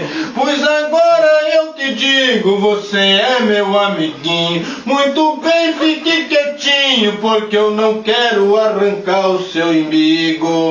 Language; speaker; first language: Portuguese; native; Portuguese